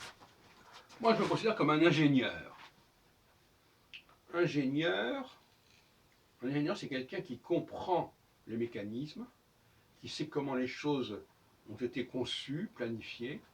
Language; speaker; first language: French; native; French